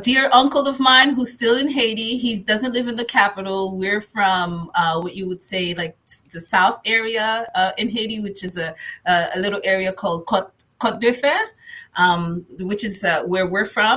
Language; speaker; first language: English; early bilingual, other home language; Haitian Creole